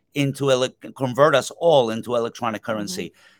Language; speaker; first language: English; non-native, fluent; Spanish